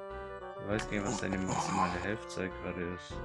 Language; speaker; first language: German; native; German